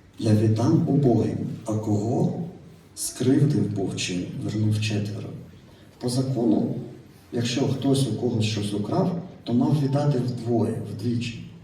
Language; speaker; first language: Ukrainian; native; Ukrainian